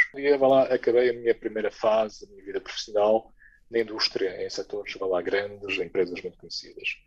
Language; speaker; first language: Portuguese; native; Portuguese